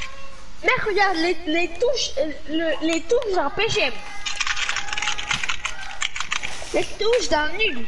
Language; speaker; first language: French; native; French